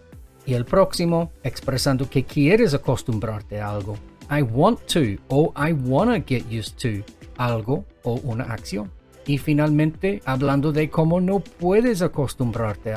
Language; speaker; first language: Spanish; non-native, fluent; English